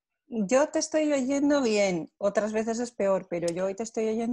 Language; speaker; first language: Spanish; native; Spanish